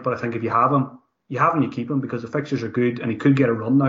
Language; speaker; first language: English; native; English